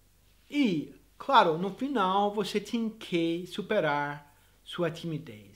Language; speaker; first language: Portuguese; non-native, fluent; English